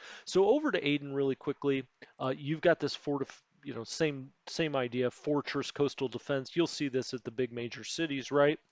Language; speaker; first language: English; native; English